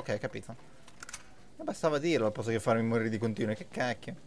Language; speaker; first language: Italian; native; Italian